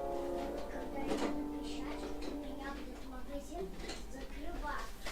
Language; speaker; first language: Russian; early bilingual, other home language; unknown